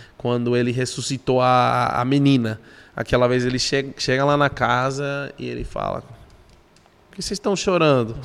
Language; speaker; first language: Portuguese; non-native, fluent; English